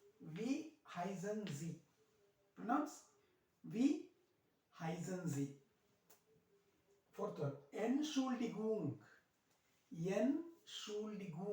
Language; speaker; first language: German; non-native, learner; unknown